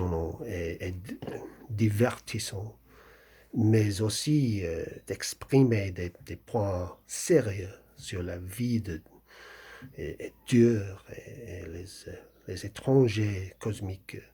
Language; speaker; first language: French; non-native, fluent; English